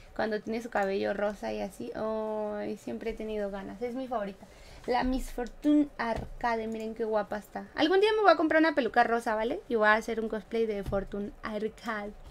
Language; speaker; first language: Spanish; native; Spanish